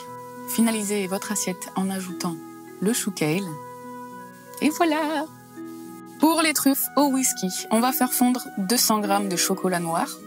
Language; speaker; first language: French; native; French